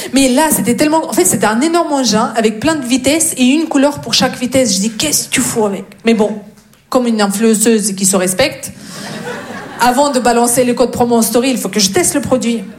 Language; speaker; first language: French; non-native, fluent; Russian